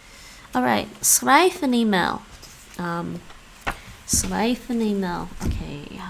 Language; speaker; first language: Dutch; non-native, learner; English